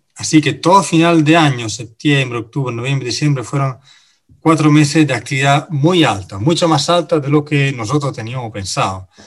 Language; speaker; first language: Spanish; non-native, fluent; Italian